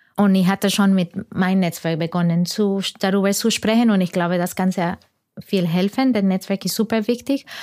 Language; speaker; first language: German; non-native, fluent; Spanish